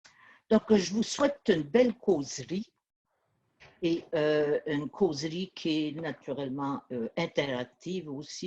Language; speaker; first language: French; native; French